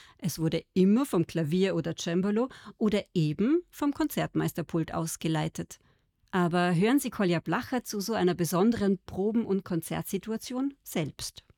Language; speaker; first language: German; native; German